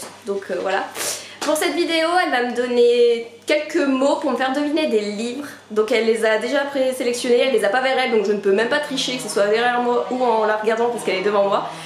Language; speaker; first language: French; native; French